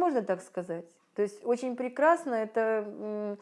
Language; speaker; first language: Russian; native; Russian